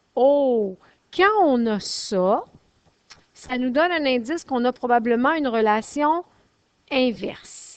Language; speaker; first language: French; native; French